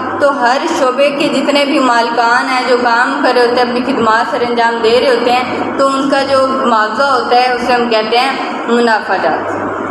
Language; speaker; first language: Urdu; non-native, local second language; Punjabi